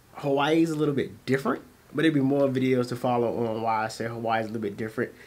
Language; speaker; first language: English; native; English